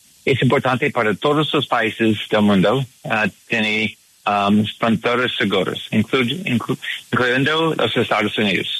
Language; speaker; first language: Spanish; non-native, learner; English